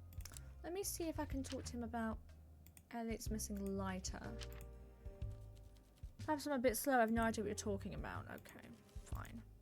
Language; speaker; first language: English; native; English